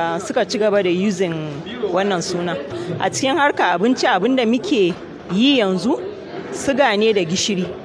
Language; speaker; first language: Hausa; native; Hausa